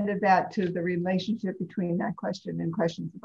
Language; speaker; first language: English; native; English